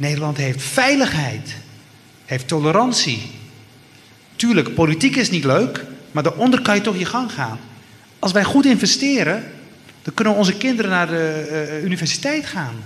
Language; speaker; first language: Dutch; early bilingual, other home language; Riffian